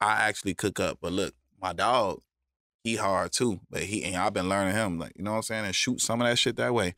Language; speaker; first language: English; native; English